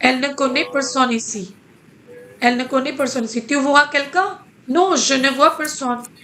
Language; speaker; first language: French; non-native, fluent; Hindi